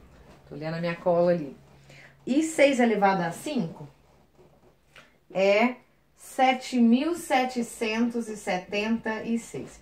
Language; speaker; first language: Portuguese; native; Portuguese